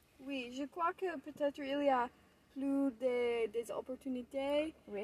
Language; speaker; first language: French; non-native, learner; English